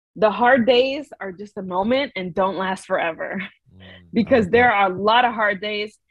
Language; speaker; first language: English; native; English